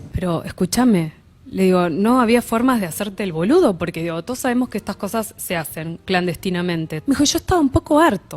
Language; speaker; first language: Spanish; native; Spanish